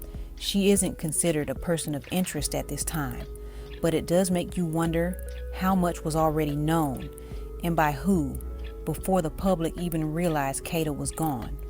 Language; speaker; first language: English; native; English